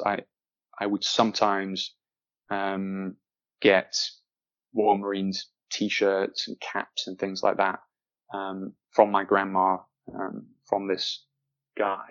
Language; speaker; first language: English; native; English